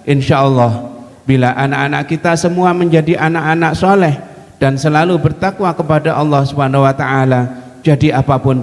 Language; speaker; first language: Indonesian; native; Indonesian